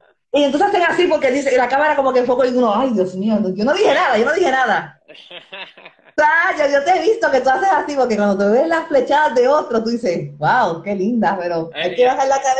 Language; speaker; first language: Spanish; native; Spanish